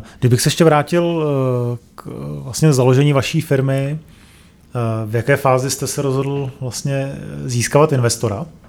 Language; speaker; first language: Czech; native; Czech